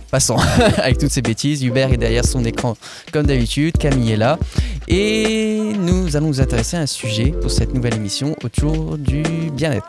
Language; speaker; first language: French; native; French